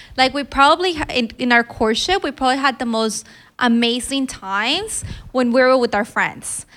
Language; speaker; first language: English; early bilingual, other home language; Filipino